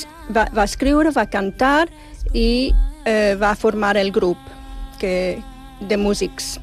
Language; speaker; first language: Catalan; non-native, fluent; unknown